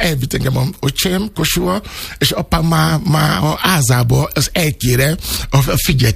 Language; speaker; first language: Hungarian; non-native, learner; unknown